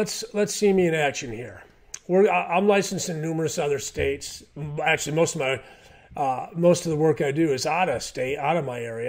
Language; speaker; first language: English; native; English